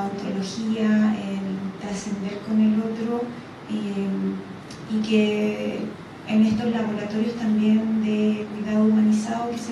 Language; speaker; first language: Spanish; native; Spanish